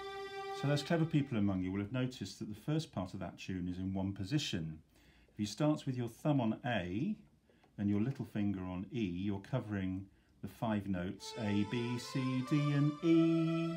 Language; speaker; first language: English; native; English